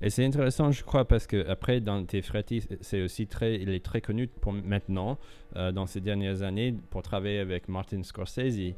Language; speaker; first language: French; non-native, fluent; English